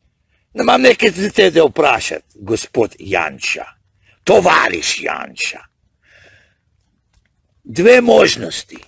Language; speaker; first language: Slovenian; early bilingual, heritage; Slovenian